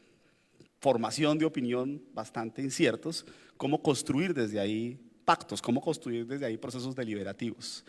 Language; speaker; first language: Spanish; native; Spanish